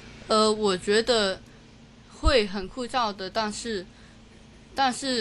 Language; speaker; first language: Chinese; non-native, local second language; Cantonese